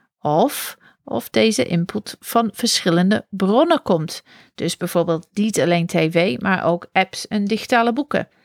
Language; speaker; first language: Dutch; non-native, fluent; English